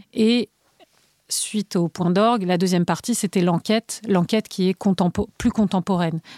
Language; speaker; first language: French; native; French